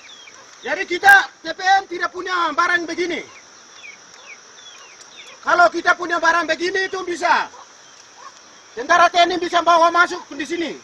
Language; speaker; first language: Indonesian; non-native, local second language; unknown